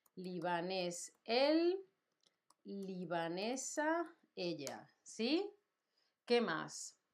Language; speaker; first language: English; non-native, fluent; Spanish